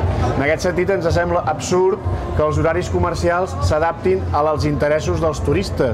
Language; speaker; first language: Catalan; native; Catalan